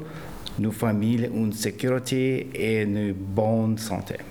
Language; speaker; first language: French; non-native, learner; English